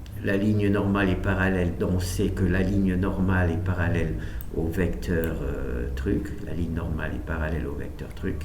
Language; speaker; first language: French; native; French